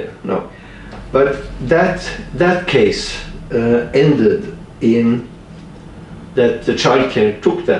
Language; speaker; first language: English; non-native, fluent; Norwegian